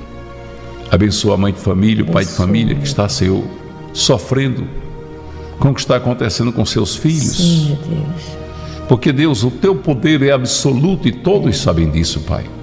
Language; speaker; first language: Portuguese; native; Portuguese